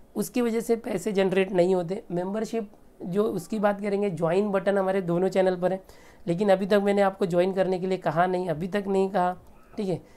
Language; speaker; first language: Hindi; native; Hindi